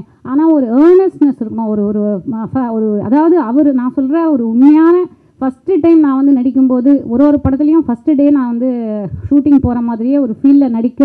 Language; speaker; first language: Tamil; native; Tamil